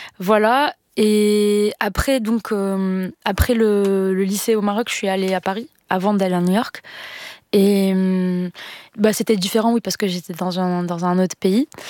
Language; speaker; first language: French; non-native, local second language; Arabic